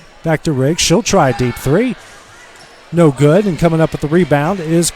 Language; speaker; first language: English; native; English